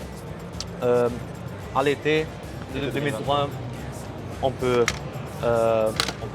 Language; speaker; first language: French; non-native, learner; German